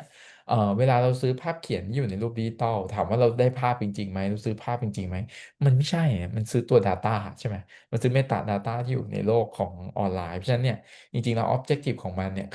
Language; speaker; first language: Thai; native; Thai